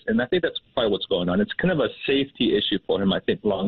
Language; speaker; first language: English; native; English